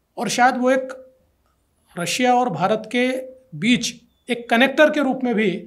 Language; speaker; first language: Hindi; non-native, local second language; Marathi